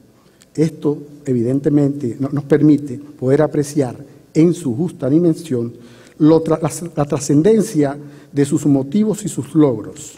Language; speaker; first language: Spanish; native; Spanish